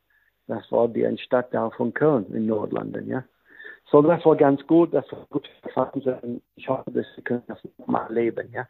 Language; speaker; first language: German; non-native, fluent; English